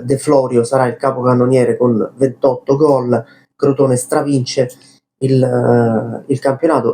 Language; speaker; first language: Italian; native; Italian